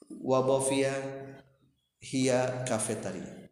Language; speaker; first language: Arabic; non-native, fluent; Indonesian